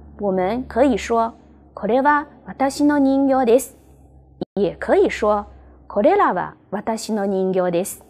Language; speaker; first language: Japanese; non-native, fluent; Chinese